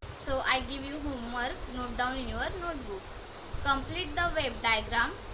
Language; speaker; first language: English; non-native, local second language; Marathi